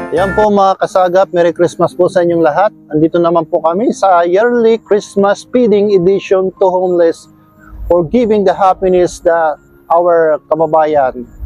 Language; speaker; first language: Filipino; non-native, local second language; Bikol